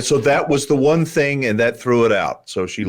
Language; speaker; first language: English; native; English